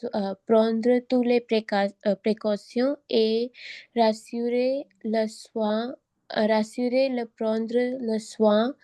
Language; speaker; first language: French; non-native, learner; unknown